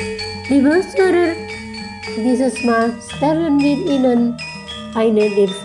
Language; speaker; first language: German; non-native, fluent; Indonesian